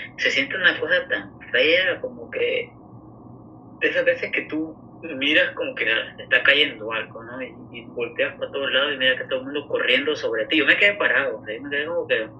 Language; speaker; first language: Spanish; native; Spanish